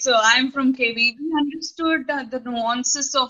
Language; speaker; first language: English; non-native, local second language; Telugu